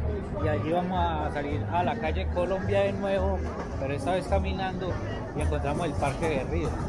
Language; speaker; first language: Spanish; native; Spanish